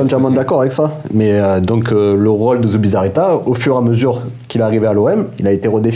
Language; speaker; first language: French; native; French